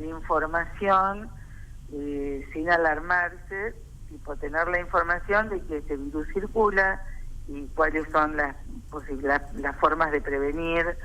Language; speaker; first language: Spanish; native; Spanish